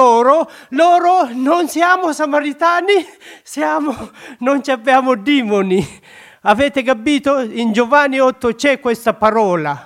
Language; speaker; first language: Italian; non-native, learner; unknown